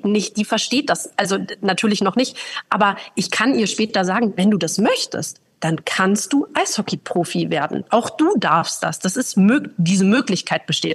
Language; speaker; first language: German; native; German